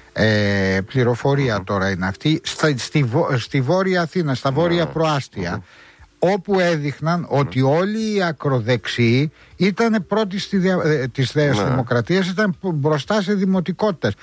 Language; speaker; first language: Greek; native; Greek